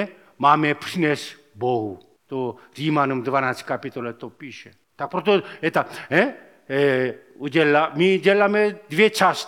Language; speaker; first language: Czech; non-native, learner; Korean